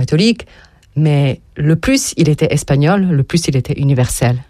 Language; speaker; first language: French; non-native, fluent; Serbian